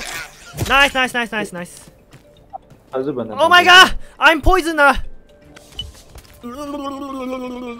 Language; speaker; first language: English; non-native, learner; Japanese